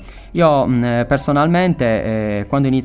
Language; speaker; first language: Italian; native; Italian